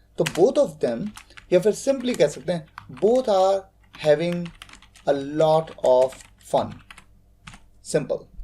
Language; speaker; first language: Hindi; native; Hindi